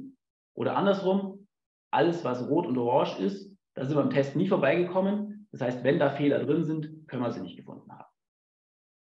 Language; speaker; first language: German; native; German